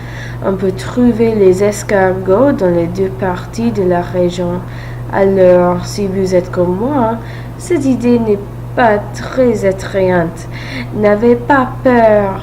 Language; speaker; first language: French; non-native, learner; English